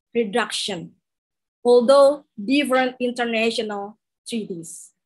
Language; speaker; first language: English; non-native, learner; Indonesian